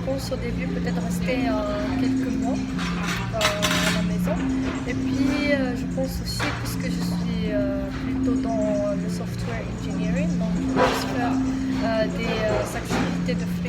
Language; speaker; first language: French; non-native, local second language; Arabic